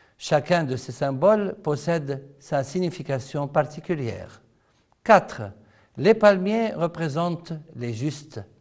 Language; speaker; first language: French; non-native, fluent; Arabic